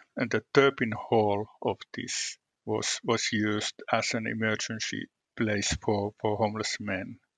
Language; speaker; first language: English; non-native, fluent; Finnish